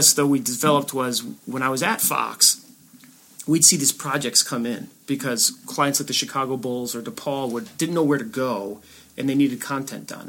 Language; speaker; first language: English; native; English